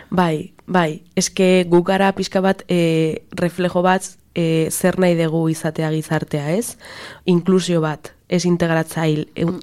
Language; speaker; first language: Basque; non-native, local second language; Spanish